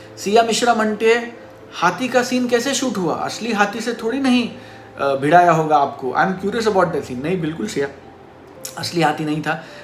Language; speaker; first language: Hindi; non-native, local second language; Marathi